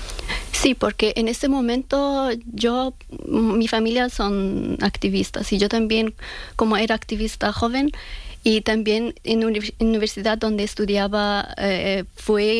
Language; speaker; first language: Spanish; non-native, fluent; Persian